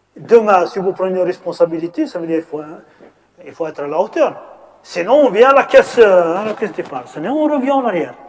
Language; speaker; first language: French; non-native, local second language; Arabic